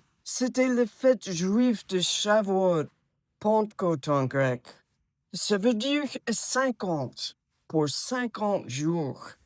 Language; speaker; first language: French; non-native, fluent; English